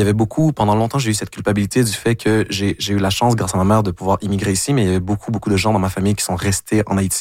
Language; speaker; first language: French; early bilingual, other home language; Haitian Creole